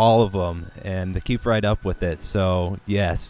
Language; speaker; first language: English; native; English